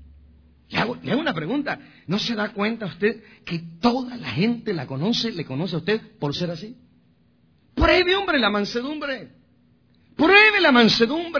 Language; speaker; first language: Spanish; native; Spanish